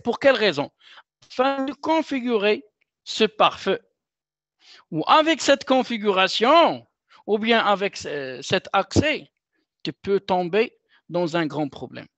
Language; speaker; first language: French; non-native, local second language; Arabic